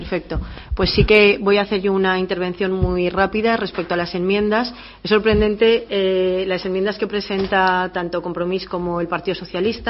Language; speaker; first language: Spanish; native; Spanish